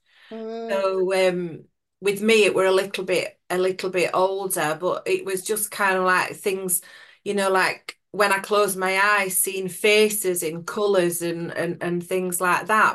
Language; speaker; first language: English; native; English